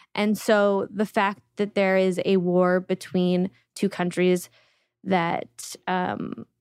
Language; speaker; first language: English; early bilingual, other home language; Russian